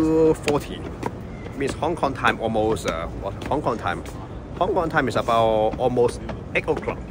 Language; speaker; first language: English; non-native, learner; Cantonese